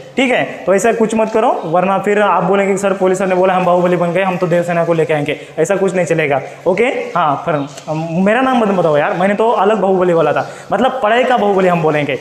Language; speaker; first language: Hindi; non-native, local second language; Marathi